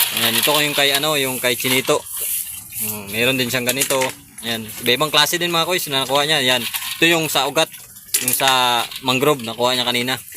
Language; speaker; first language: Filipino; non-native, local second language; Cebuano